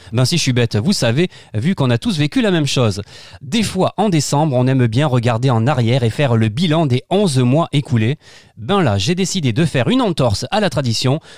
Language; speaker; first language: French; native; French